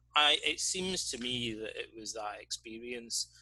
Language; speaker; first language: English; native; English